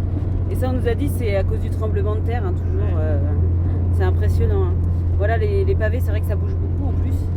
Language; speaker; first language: French; native; French